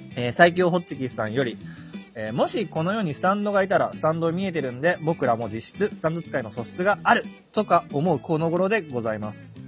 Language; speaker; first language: Japanese; non-native, fluent; Malay